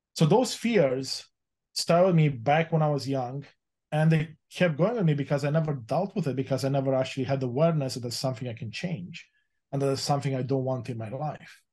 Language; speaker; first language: English; early bilingual, other home language; Romanian